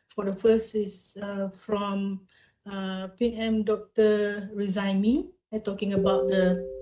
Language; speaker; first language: English; non-native, local second language; Malay